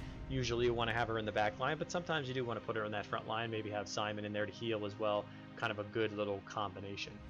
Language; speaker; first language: English; native; English